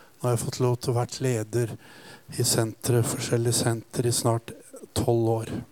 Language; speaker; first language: Norwegian; native; Norwegian